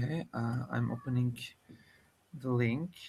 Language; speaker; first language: English; non-native, learner; Turkish